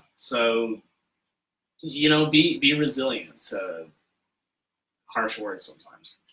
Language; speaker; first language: English; native; English